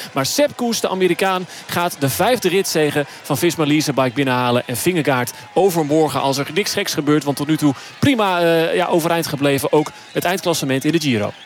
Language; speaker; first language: Dutch; native; Dutch